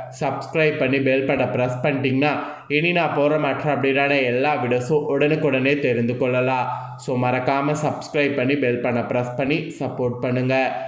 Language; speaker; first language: Tamil; native; Tamil